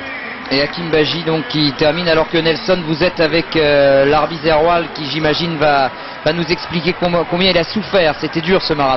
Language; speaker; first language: French; native; French